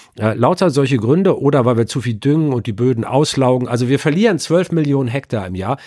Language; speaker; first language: German; native; German